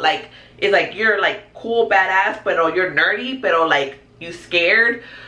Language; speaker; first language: English; early bilingual, other home language; Spanish